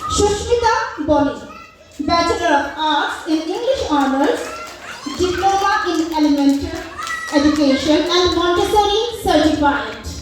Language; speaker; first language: English; non-native, local second language; Bangla